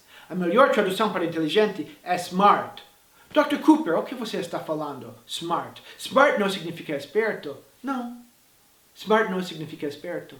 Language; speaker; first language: Portuguese; non-native, fluent; English